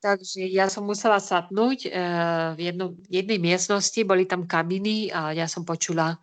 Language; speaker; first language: Slovak; non-native, fluent; Spanish